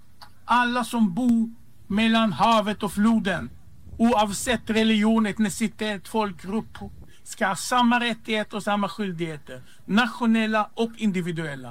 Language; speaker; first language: Swedish; non-native, fluent; Hebrew